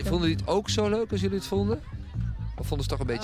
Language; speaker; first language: Dutch; native; Dutch